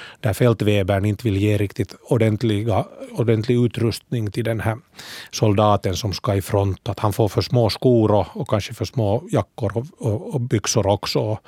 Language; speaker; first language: Swedish; native; Swedish